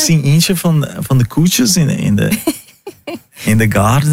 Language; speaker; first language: Dutch; non-native, fluent; Portuguese